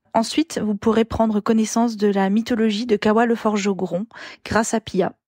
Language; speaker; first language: French; native; French